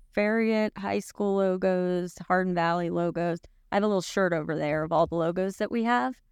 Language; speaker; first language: English; native; English